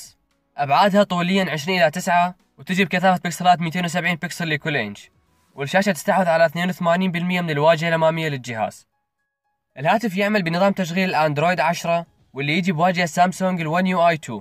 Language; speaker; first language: Arabic; native; Arabic